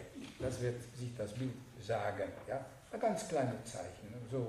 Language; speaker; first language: German; non-native, fluent; Hungarian